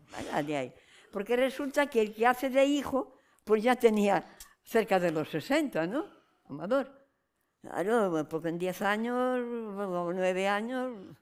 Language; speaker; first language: Spanish; non-native, local second language; Galician